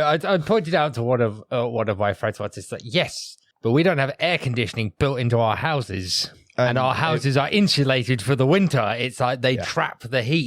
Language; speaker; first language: English; native; English